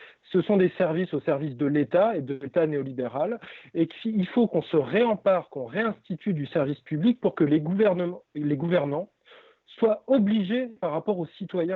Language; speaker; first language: French; native; French